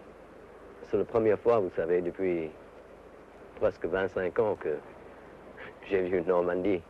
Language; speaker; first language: French; non-native, fluent; English